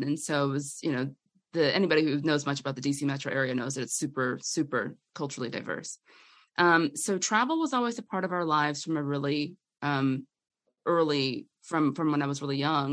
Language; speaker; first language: English; native; English